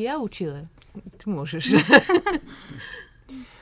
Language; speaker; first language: Russian; non-native, learner; English